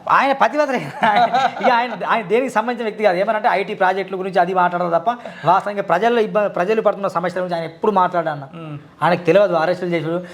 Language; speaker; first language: Telugu; non-native, local second language; Marathi